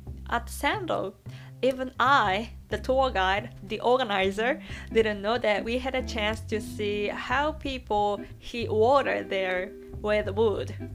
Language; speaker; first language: English; non-native, fluent; Japanese